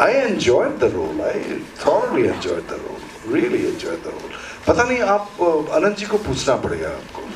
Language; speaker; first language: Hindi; non-native, local second language; Assamese